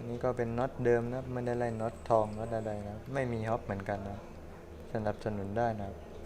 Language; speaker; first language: Thai; native; Thai